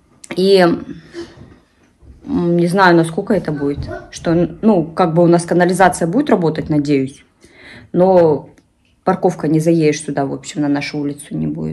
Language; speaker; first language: Russian; native; Russian